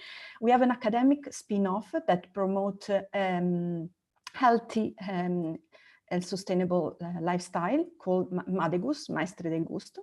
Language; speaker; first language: English; non-native, learner; Italian